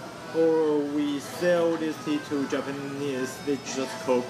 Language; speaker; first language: English; non-native, learner; Chinese